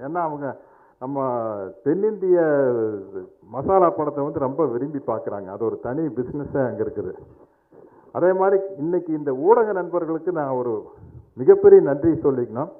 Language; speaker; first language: Tamil; native; Tamil